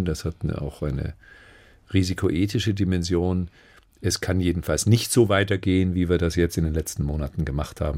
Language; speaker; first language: German; native; German